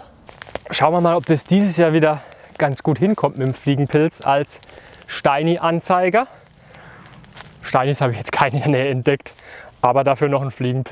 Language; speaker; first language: German; native; German